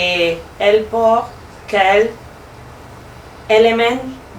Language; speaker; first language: French; non-native, learner; Spanish